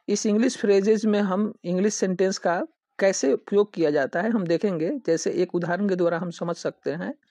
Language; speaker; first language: Hindi; native; Hindi